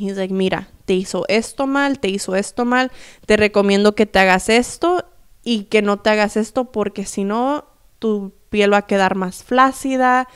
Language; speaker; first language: Spanish; early bilingual, heritage; Spanish